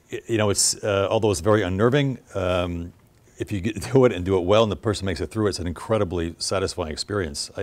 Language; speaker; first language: English; native; English